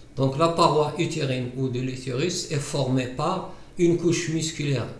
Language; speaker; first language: French; non-native, local second language; Arabic